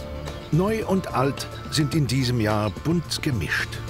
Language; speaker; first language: German; native; German